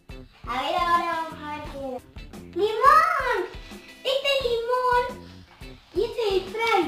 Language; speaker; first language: Spanish; native; Spanish